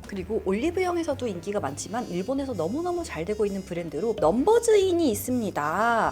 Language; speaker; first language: Korean; native; Korean